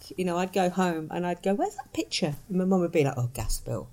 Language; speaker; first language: English; native; English